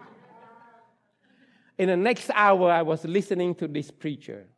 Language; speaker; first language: English; non-native, fluent; Khmer